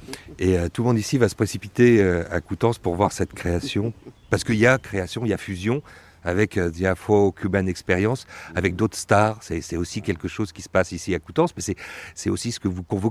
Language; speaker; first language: French; native; French